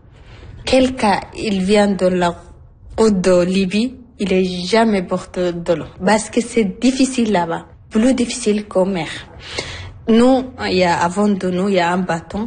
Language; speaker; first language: French; non-native, learner; Arabic